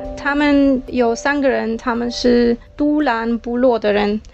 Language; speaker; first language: Chinese; non-native, fluent; German